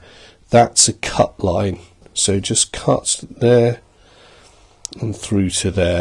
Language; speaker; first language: English; native; English